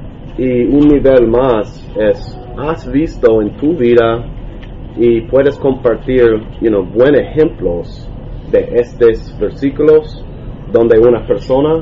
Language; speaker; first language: Spanish; non-native, learner; English